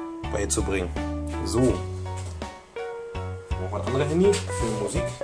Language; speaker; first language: German; native; German